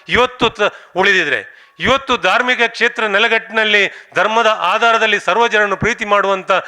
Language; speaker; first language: Kannada; non-native, local second language; Tulu